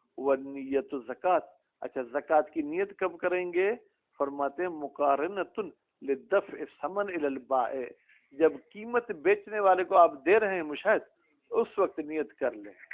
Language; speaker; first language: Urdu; non-native, local second language; Sindhi